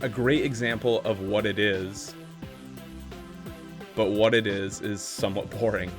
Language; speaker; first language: English; native; English